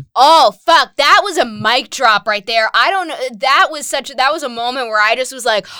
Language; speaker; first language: English; native; English